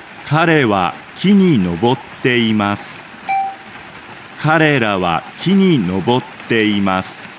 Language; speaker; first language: Japanese; non-native, learner; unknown